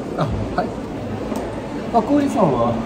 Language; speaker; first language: Japanese; non-native, fluent; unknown